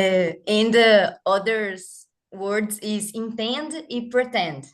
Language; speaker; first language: English; non-native, learner; Portuguese